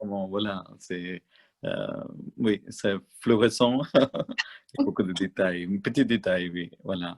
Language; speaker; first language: French; non-native, learner; Malayalam